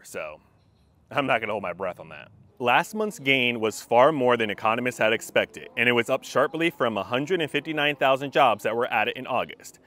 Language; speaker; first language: English; native; English